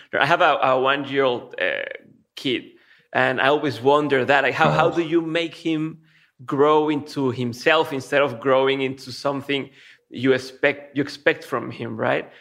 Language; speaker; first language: English; non-native, fluent; Spanish